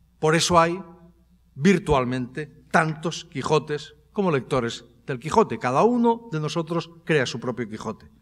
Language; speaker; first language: Spanish; native; Spanish